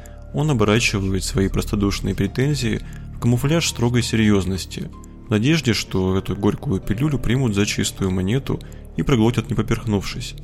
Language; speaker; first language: Russian; native; Russian